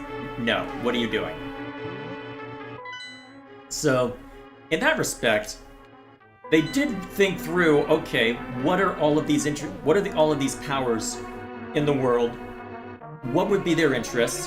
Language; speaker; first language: English; native; English